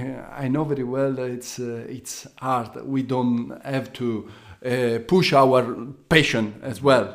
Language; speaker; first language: English; non-native, learner; Italian